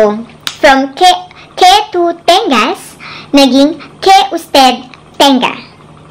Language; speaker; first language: Spanish; non-native, learner; Filipino